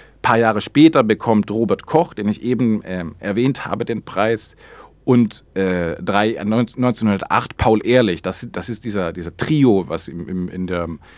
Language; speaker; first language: German; non-native, fluent; Swedish